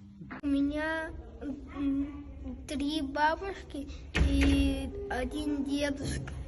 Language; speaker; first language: Russian; non-native, local second language; Yakut